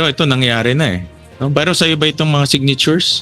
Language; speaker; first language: Filipino; native; Filipino